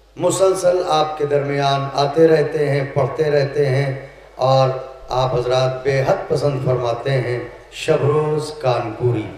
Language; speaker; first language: Urdu; native; Urdu